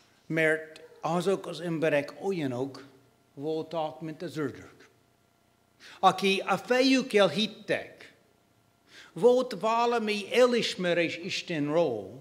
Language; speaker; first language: Hungarian; non-native, fluent; English